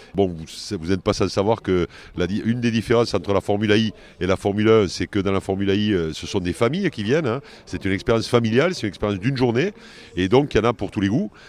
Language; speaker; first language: French; native; French